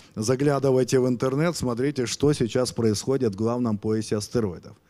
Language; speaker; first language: Russian; native; Russian